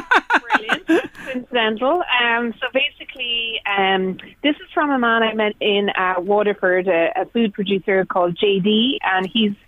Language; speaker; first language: English; native; English